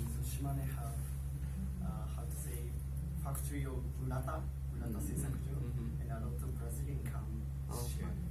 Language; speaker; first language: English; non-native, learner; Japanese